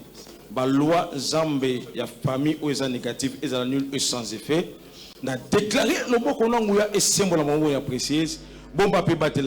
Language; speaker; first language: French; non-native, local second language; Lingala